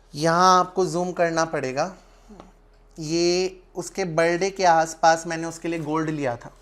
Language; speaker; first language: Hindi; non-native, local second language; Punjabi